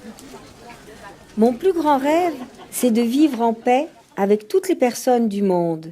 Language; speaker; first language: French; non-native, learner; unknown